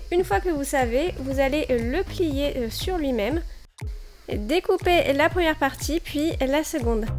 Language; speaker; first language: French; native; French